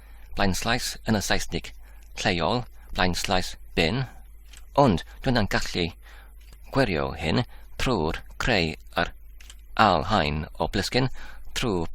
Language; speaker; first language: Welsh; non-native, learner; English